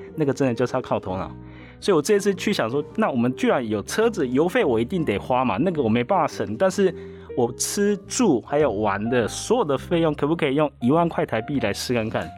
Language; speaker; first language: Chinese; non-native, fluent; Japanese